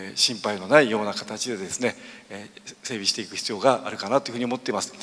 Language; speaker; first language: Japanese; native; Japanese